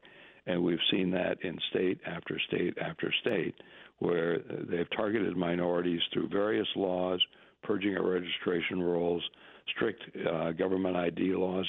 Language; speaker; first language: English; native; English